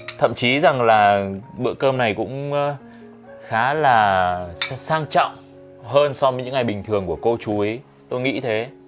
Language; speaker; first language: Vietnamese; native; Vietnamese